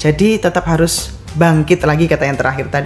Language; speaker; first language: Indonesian; native; Indonesian